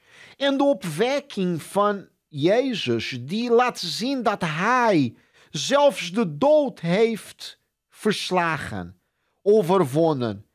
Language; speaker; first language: Dutch; non-native, fluent; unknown